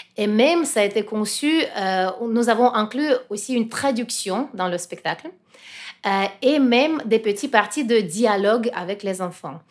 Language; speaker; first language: French; non-native, fluent; Russian